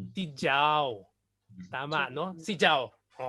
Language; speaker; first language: Filipino; native; Filipino